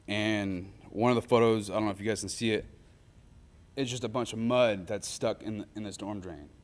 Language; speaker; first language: English; native; English